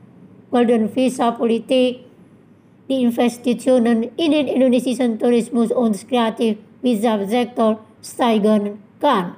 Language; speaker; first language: German; non-native, fluent; Indonesian